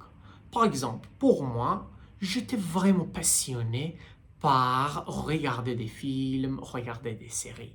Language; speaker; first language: French; non-native, learner; Persian